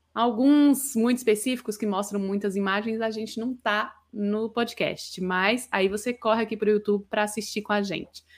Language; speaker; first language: Portuguese; native; Portuguese